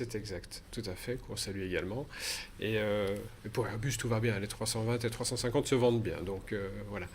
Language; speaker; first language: French; native; French